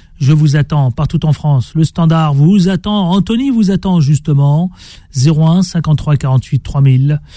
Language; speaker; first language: French; native; French